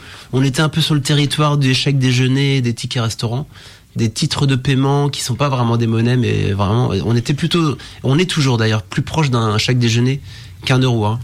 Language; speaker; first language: French; native; French